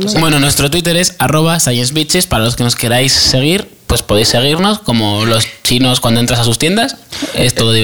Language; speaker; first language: Spanish; native; Spanish